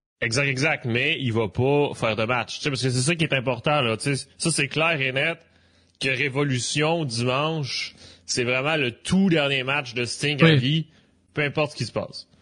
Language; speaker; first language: French; native; French